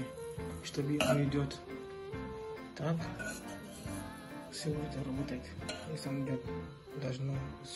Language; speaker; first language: Russian; non-native, learner; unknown